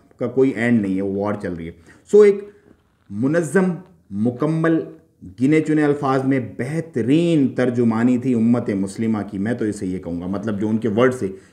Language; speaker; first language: Urdu; native; Urdu